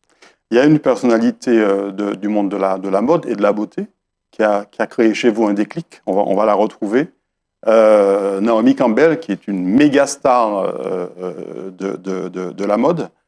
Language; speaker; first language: French; native; French